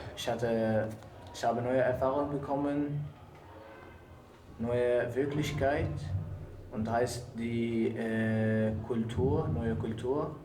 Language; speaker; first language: German; non-native, learner; Arabic